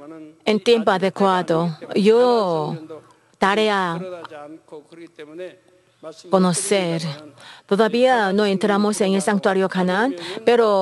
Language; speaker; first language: Spanish; non-native, learner; Korean